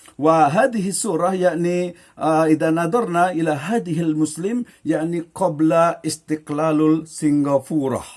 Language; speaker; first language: Arabic; non-native, fluent; Indonesian